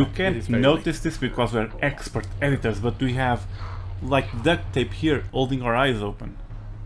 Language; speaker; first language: English; non-native, fluent; Portuguese